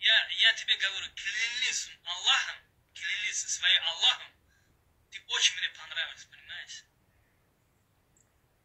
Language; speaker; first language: Russian; non-native, learner; Uzbek